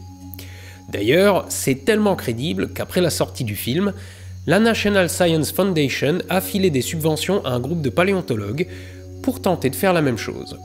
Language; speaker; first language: French; native; French